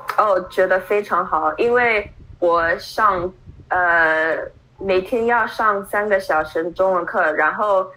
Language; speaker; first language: Chinese; non-native, fluent; English